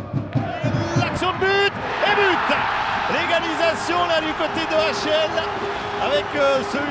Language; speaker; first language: French; native; French